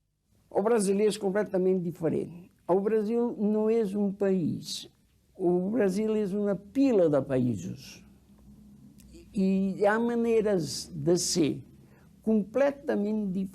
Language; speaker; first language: Catalan; early bilingual, heritage; Catalan